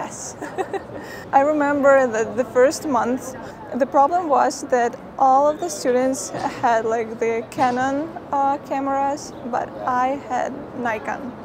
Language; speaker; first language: English; non-native, fluent; Ukrainian